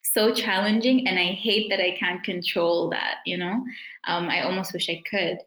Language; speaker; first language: English; native; English